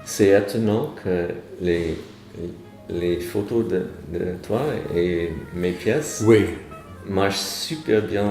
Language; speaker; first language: French; non-native, fluent; English